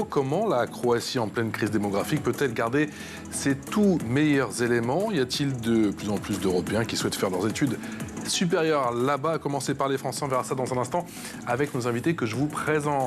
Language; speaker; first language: French; native; French